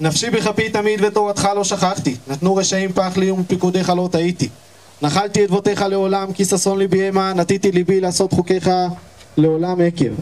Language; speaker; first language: Hebrew; native; Hebrew